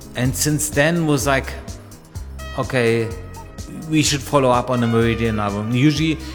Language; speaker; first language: English; non-native, fluent; German